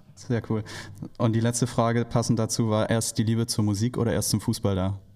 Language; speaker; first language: German; native; German